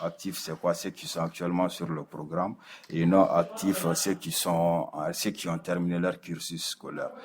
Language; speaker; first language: French; non-native, local second language; Bambara